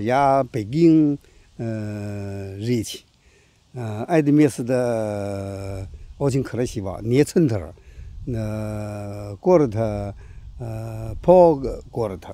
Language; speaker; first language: Russian; non-native, learner; Chinese